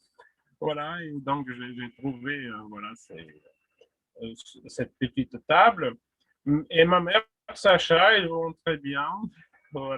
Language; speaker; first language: French; non-native, fluent; Russian